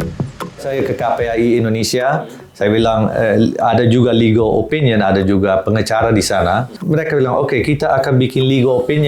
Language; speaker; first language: Indonesian; early bilingual, heritage; Dutch